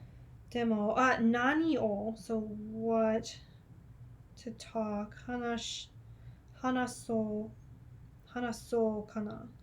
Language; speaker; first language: Japanese; non-native, learner; English